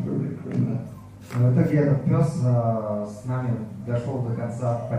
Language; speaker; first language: Russian; native; Russian